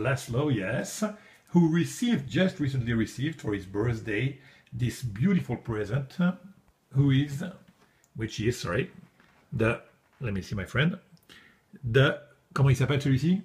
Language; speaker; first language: English; non-native, fluent; French